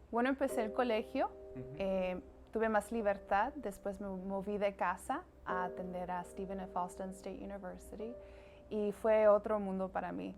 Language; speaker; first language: Spanish; early bilingual, heritage; Spanish